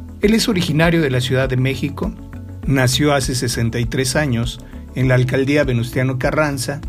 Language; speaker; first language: Spanish; native; Spanish